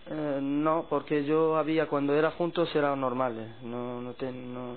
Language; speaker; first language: Spanish; non-native, learner; Arabic